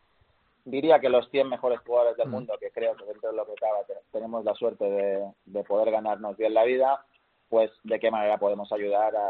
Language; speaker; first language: Spanish; native; Spanish